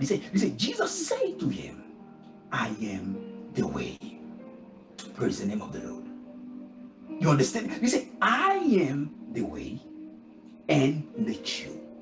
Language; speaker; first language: English; non-native, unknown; Haitian Creole